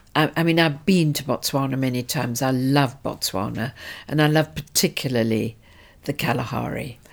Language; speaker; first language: English; native; English